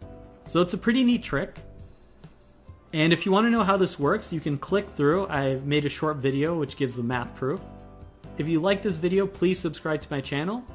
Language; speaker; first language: English; native; English